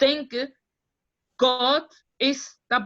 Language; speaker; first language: German; non-native, fluent; Portuguese